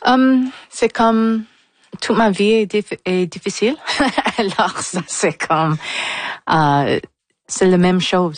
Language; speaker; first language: French; non-native, local second language; English